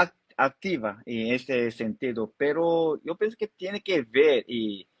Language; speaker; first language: Spanish; non-native, fluent; Korean